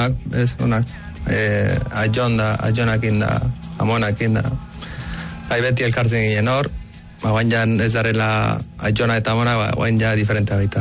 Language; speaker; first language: Basque; early bilingual, other home language; Arabic